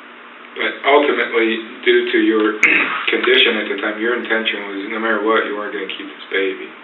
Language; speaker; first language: English; native; English